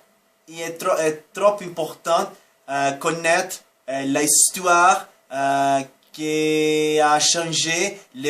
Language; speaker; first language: French; non-native, learner; Portuguese